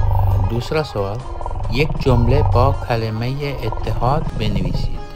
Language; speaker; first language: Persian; non-native, fluent; Urdu